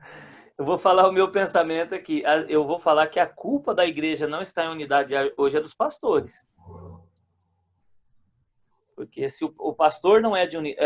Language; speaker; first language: Portuguese; native; Portuguese